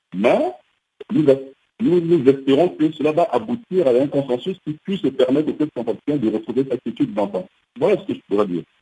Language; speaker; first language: French; non-native, local second language; Sango